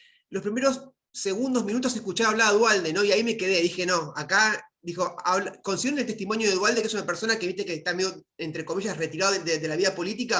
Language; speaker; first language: Spanish; native; Spanish